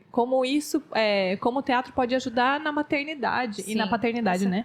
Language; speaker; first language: Portuguese; native; Portuguese